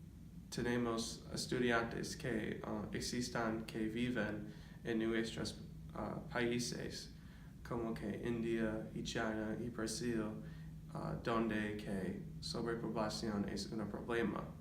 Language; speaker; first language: Spanish; non-native, learner; English